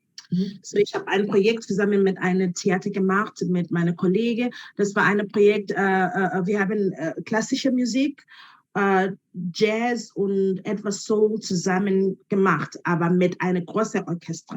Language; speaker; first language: German; non-native, learner; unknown